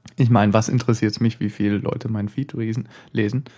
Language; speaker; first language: German; native; German